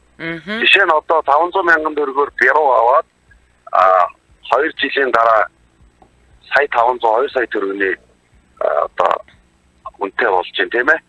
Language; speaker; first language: Mongolian; native; Mongolian